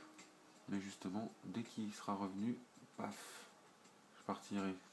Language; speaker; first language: French; native; French